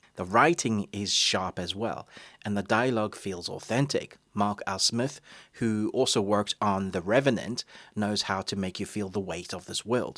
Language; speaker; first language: English; native; English